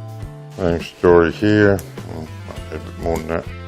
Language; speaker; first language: English; native; English